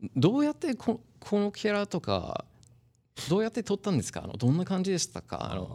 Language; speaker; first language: Japanese; non-native, fluent; English